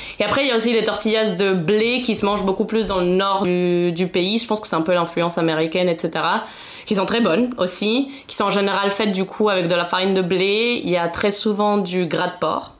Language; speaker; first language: French; non-native, fluent; Spanish